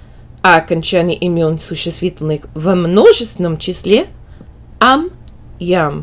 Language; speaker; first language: Russian; non-native, fluent; English